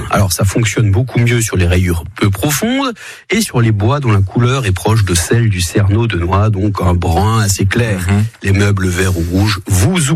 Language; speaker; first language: French; native; French